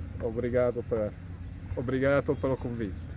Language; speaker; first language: Portuguese; non-native, fluent; Italian